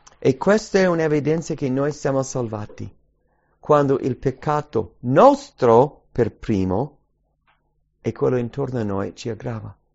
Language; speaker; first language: Italian; early bilingual, heritage; English